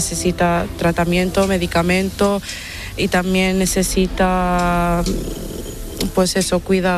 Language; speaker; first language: Spanish; non-native, fluent; Italian